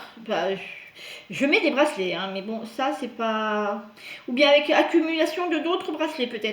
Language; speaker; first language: French; native; French